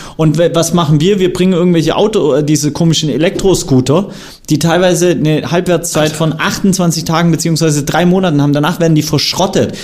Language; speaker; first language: German; native; German